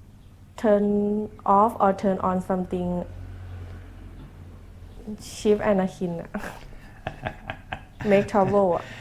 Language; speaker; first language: English; non-native, learner; Thai